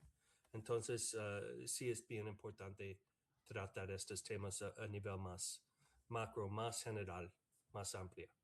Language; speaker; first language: Spanish; non-native, fluent; English